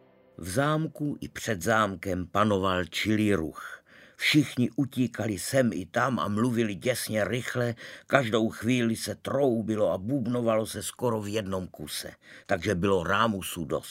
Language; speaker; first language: Czech; native; Czech